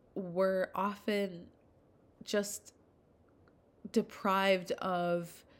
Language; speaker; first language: English; early bilingual, other home language; Hindi